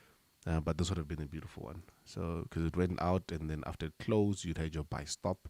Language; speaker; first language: English; native; English